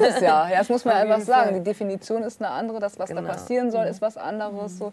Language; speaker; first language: German; native; German